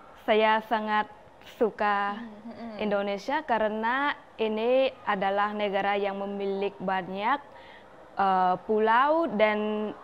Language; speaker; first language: Indonesian; non-native, learner; Khmer